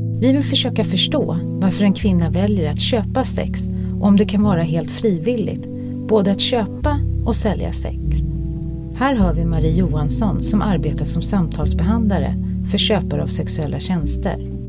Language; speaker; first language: Swedish; native; Swedish